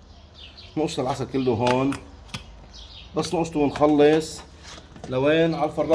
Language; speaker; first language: Arabic; native; Arabic